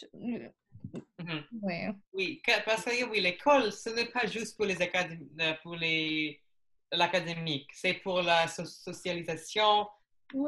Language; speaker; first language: French; non-native, learner; English